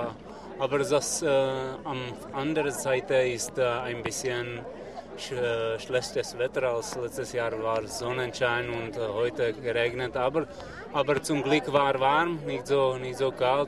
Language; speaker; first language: German; non-native, learner; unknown